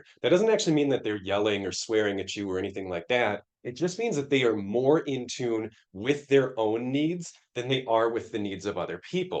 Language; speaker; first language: English; native; English